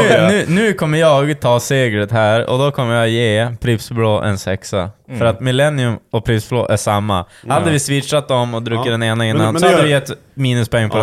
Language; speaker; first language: Swedish; native; Swedish